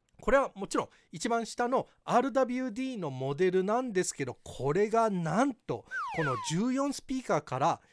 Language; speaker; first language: Japanese; early bilingual, heritage; Japanese